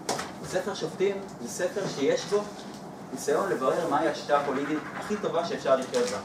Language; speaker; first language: Hebrew; native; Hebrew